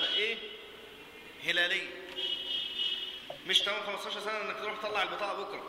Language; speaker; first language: Arabic; native; Arabic